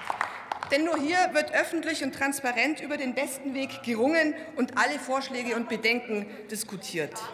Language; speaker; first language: German; native; German